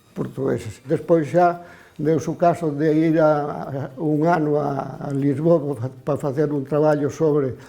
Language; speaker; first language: Galician; native; Galician